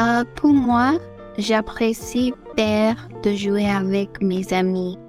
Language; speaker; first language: French; non-native, learner; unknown